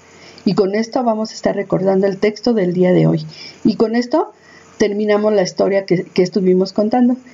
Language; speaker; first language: Spanish; native; Spanish